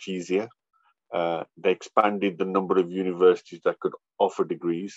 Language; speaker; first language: English; native; English